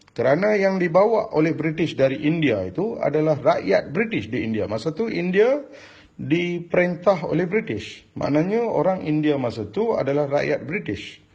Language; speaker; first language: Malay; non-native, local second language; Tamil